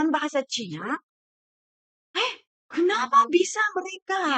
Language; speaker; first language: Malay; non-native, fluent; Japanese